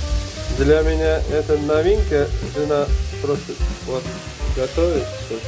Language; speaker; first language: Russian; non-native, local second language; Uzbek